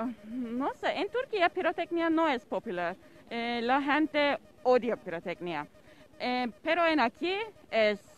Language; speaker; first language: Spanish; non-native, learner; Turkish